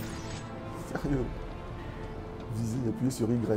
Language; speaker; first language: French; native; French